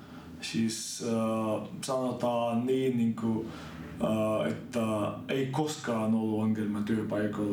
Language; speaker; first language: Finnish; non-native, fluent; Ukrainian